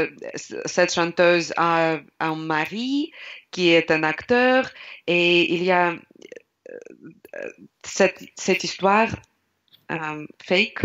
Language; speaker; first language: French; non-native, learner; Russian